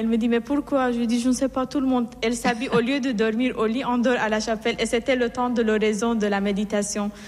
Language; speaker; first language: French; non-native, fluent; Persian